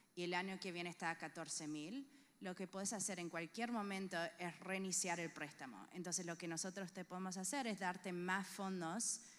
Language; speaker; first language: Spanish; early bilingual, heritage; Spanish